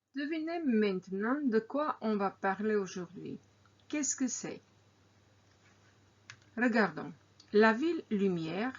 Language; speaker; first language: French; non-native, fluent; Croatian